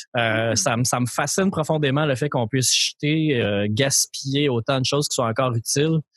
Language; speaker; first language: French; native; French